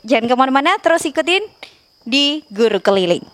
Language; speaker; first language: Indonesian; native; Indonesian